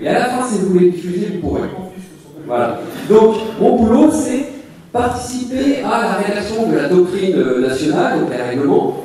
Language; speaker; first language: French; native; French